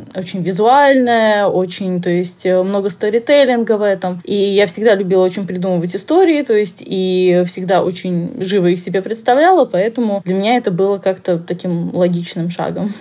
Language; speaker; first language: Russian; early bilingual, heritage; Russian